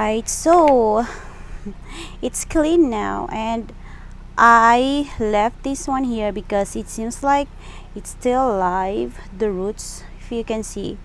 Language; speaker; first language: English; non-native, local second language; Filipino